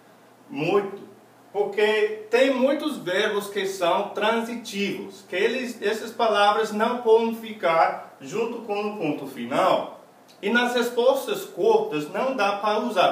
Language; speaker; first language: Portuguese; non-native, fluent; English